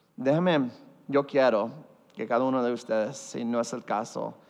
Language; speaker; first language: Spanish; early bilingual, heritage; Spanish